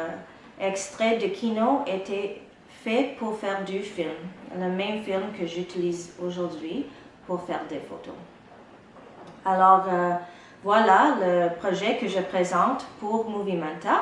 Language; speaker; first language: French; non-native, local second language; English